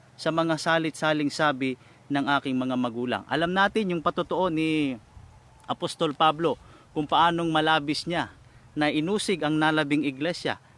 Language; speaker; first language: Filipino; non-native, local second language; Iloko